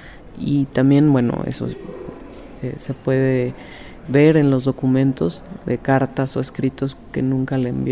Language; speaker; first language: Spanish; native; Spanish